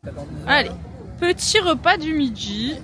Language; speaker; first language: French; native; French